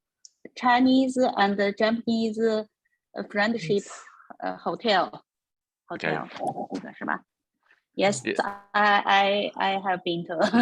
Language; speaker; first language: English; non-native, learner; Chinese